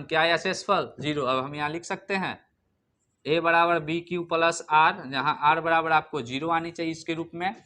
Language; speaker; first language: Hindi; native; Hindi